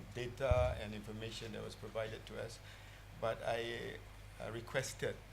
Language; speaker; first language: English; non-native, local second language; Malay